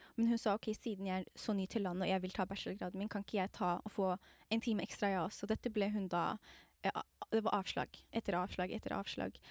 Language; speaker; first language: Norwegian; non-native, fluent; Somali